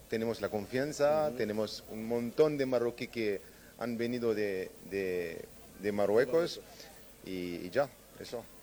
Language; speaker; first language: Spanish; non-native, learner; Arabic